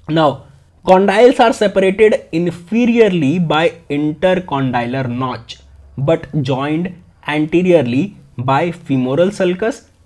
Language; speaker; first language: Hindi; native; Hindi